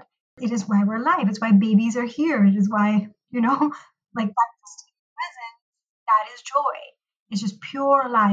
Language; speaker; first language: English; non-native, local second language; Urdu